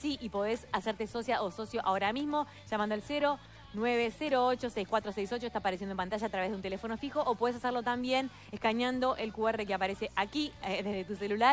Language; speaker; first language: Spanish; native; Spanish